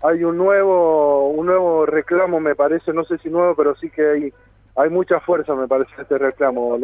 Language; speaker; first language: Spanish; native; Spanish